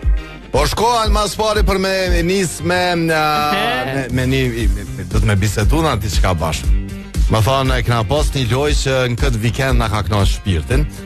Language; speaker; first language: Albanian; native; Albanian